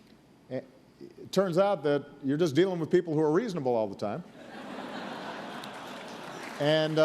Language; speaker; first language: English; native; English